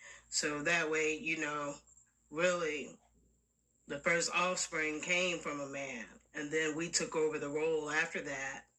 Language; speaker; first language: English; native; English